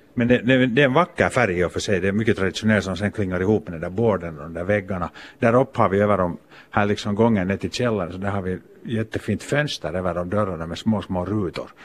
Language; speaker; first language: Swedish; native; Swedish